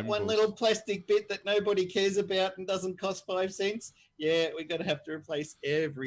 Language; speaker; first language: English; native; English